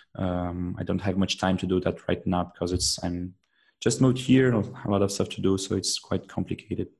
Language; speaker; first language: English; non-native, fluent; Portuguese